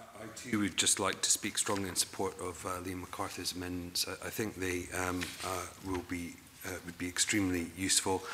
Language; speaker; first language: English; native; English